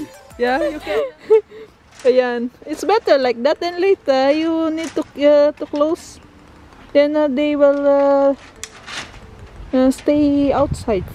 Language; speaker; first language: English; non-native, learner; Filipino